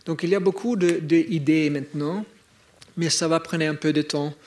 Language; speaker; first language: French; non-native, fluent; English